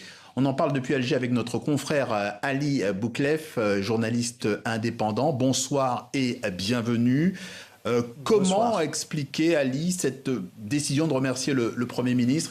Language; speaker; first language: French; native; French